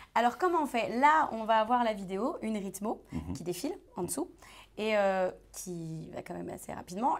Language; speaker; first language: French; native; French